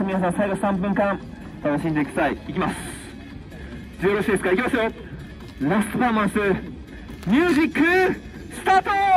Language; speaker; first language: Japanese; native; Japanese